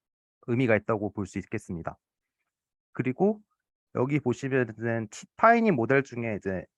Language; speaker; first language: Korean; native; Korean